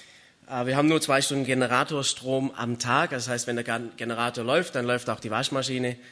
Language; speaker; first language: German; native; German